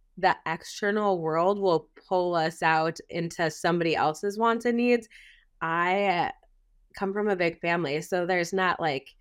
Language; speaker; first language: English; native; English